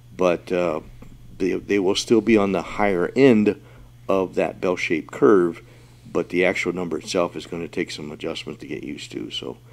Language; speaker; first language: English; native; English